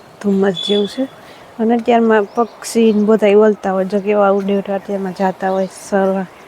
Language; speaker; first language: Gujarati; native; Gujarati